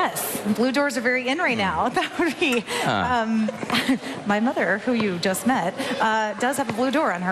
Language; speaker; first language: English; native; English